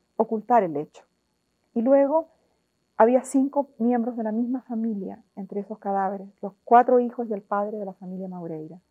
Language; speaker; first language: Spanish; native; Spanish